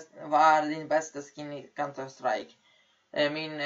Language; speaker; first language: Norwegian; early bilingual, other home language; Polish